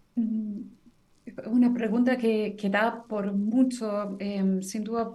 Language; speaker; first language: Spanish; non-native, fluent; German